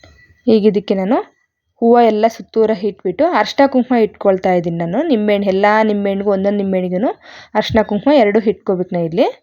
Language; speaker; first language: Kannada; native; Kannada